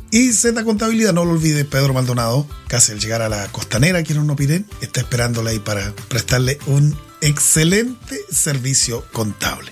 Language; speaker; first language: Spanish; native; Spanish